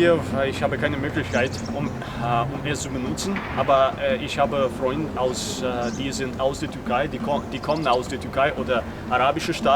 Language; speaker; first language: German; non-native, learner; Ukrainian